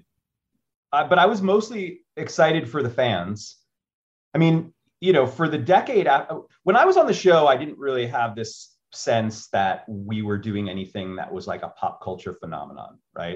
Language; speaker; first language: English; native; English